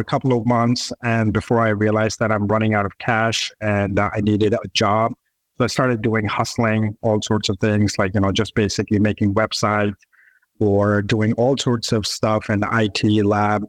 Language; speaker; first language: English; non-native, local second language; Urdu